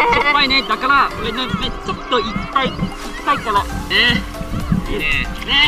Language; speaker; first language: Japanese; non-native, learner; Malay